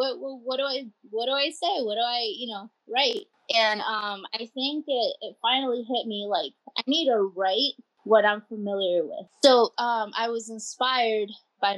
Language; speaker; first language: English; early bilingual, other home language; Spanish